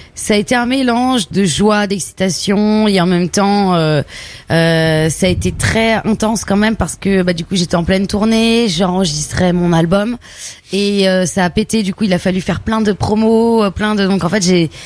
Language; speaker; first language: French; native; French